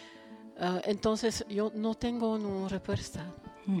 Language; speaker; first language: Spanish; non-native, fluent; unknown